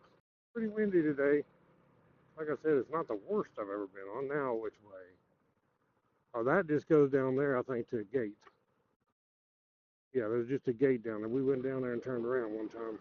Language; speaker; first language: English; native; English